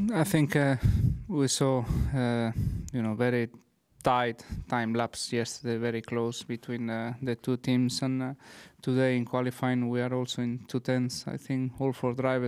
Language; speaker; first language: English; non-native, fluent; Spanish